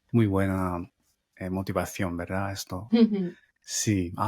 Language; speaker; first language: Spanish; non-native, fluent; Japanese